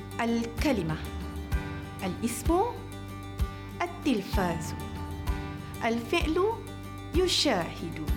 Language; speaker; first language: Arabic; non-native, fluent; Malay